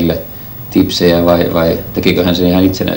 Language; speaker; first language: Finnish; native; Finnish